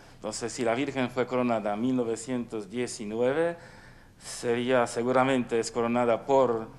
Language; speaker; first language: Spanish; non-native, fluent; Polish